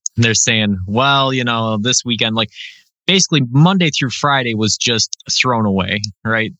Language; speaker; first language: English; native; English